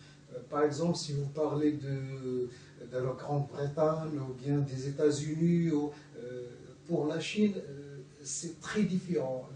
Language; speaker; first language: French; non-native, local second language; Arabic